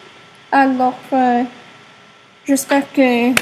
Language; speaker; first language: French; non-native, learner; English